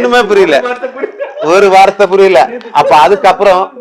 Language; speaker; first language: Tamil; non-native, learner; Malayalam